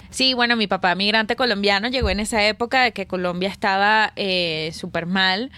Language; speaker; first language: Spanish; native; Spanish